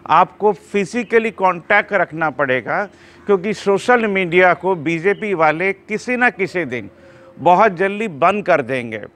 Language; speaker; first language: Hindi; non-native, local second language; Bangla